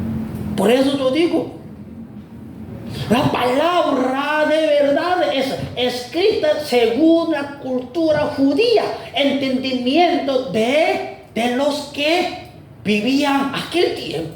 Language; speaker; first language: Spanish; non-native, fluent; Korean